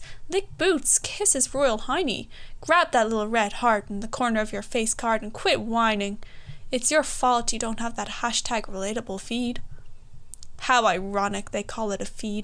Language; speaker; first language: English; native; English